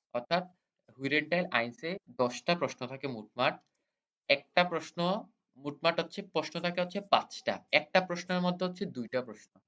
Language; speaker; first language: Bangla; native; Bangla